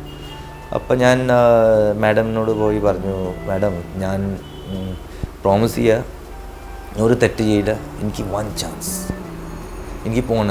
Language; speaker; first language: Malayalam; early bilingual, heritage; Malayalam